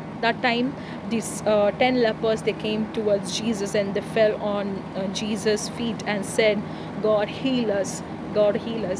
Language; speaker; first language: English; non-native, local second language; Tamil